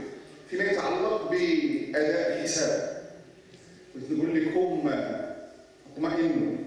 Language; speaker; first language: Arabic; native; Arabic